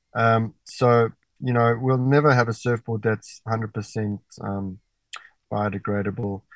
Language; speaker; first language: English; native; English